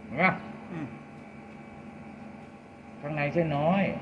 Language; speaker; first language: Thai; native; Thai